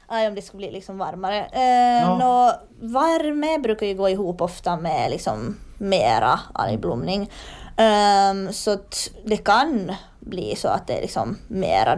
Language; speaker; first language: Swedish; native; Swedish